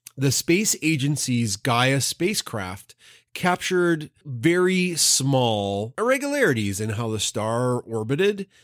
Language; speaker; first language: English; native; English